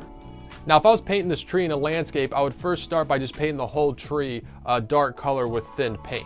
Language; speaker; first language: English; native; English